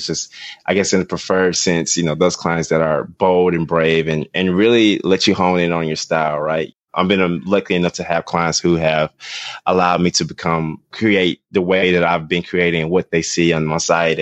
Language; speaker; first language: English; native; English